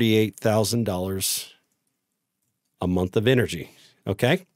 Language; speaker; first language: English; native; English